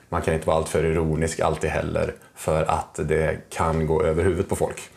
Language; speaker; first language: Swedish; native; Swedish